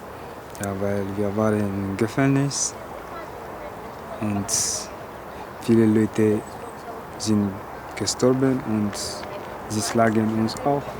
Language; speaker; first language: German; non-native, learner; French